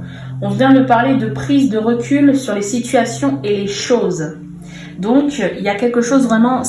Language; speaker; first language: French; native; French